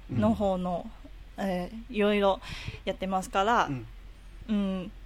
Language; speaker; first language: Japanese; non-native, learner; Cantonese